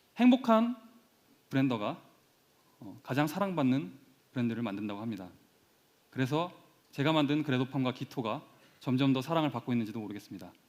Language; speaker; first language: Korean; native; Korean